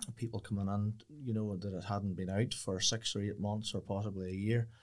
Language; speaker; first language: English; native; English